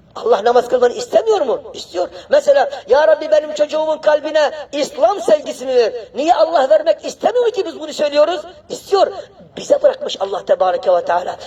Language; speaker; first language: Turkish; non-native, fluent; Arabic